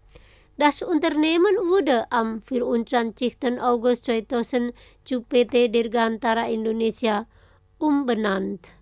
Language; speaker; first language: German; non-native, fluent; Indonesian